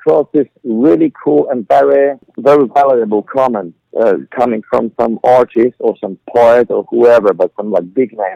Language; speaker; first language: English; non-native, fluent; Polish